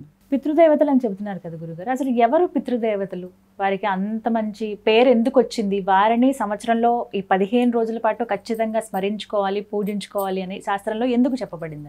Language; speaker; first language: Telugu; native; Telugu